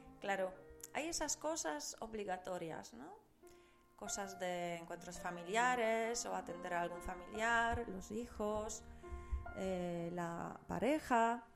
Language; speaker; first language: Spanish; non-native, fluent; Polish